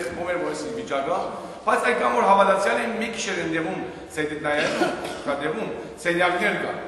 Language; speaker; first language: Armenian; early bilingual, heritage; Armenian